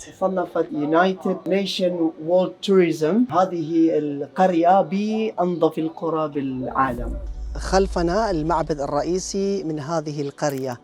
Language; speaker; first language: Arabic; non-native, fluent; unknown